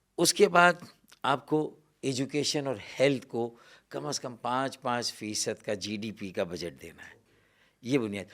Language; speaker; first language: Urdu; native; Urdu